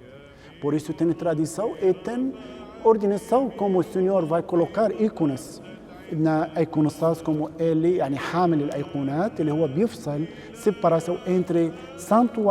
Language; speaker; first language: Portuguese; non-native, learner; Arabic